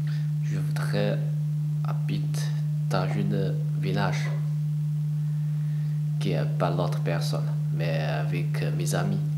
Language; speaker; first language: French; non-native, learner; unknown